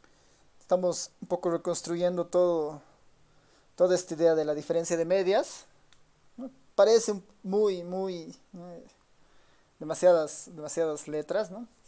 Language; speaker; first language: Spanish; native; Spanish